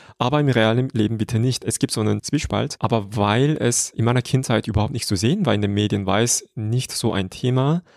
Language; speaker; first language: German; non-native, fluent; Korean